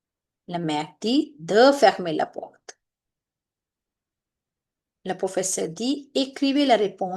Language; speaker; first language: French; non-native, fluent; Hindi